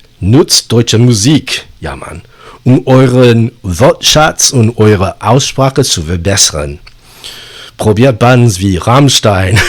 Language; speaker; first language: German; non-native, fluent; English